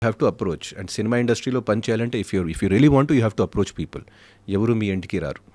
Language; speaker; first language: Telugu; non-native, fluent; Hindi